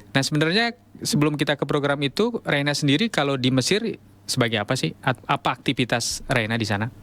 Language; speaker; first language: Indonesian; native; Indonesian